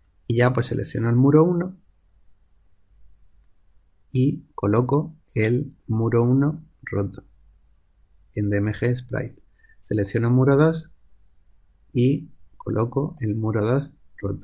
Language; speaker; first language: Spanish; native; Spanish